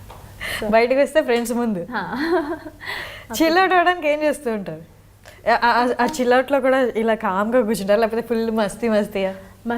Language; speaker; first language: Telugu; native; Telugu